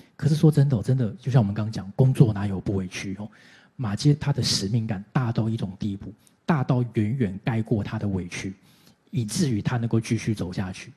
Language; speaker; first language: Chinese; native; Chinese